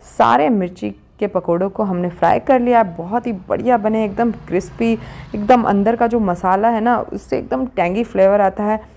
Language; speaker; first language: Hindi; native; Hindi